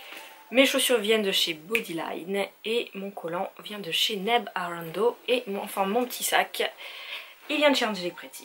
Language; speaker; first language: French; native; French